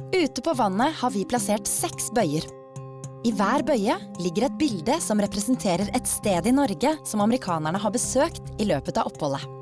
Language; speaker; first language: Norwegian; native; Norwegian